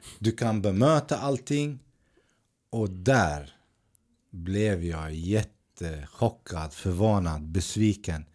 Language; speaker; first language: Swedish; early bilingual, other home language; Arabic